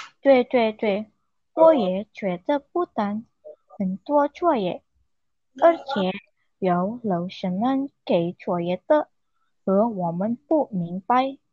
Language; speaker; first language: Chinese; non-native, learner; Indonesian